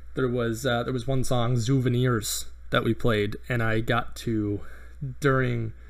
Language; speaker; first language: English; native; English